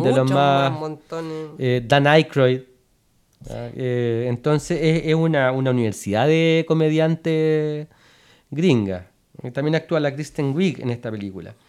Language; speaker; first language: Spanish; native; Spanish